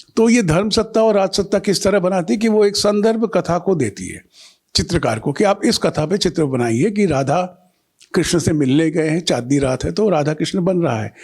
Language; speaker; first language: Hindi; non-native, local second language; Bangla